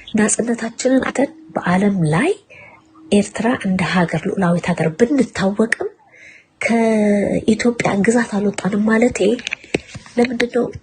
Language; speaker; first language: Amharic; non-native, local second language; Tigrinya